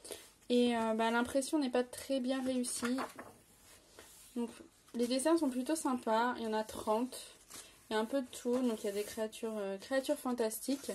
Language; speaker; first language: French; native; French